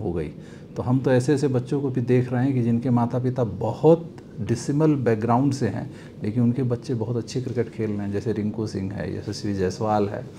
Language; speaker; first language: Hindi; native; Hindi